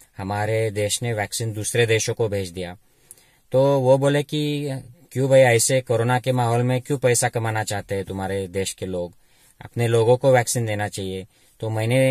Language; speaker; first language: Hindi; non-native, local second language; Marathi